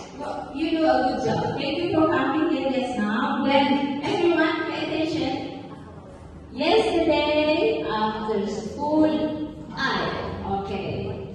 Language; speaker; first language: English; non-native, learner; Indonesian